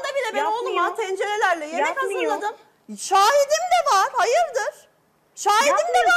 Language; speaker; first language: Turkish; native; Turkish